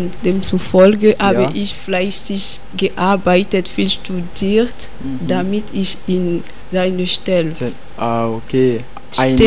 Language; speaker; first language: German; non-native, learner; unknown